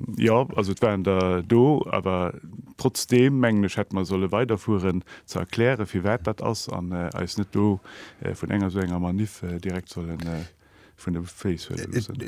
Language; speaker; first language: Luxembourgish; native; Luxembourgish